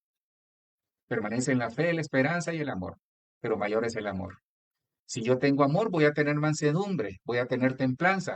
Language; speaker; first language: Spanish; native; Spanish